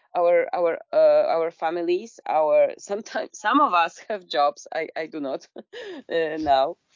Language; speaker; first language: English; non-native, fluent; Polish